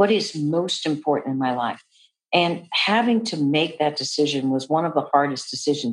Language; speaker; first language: English; native; English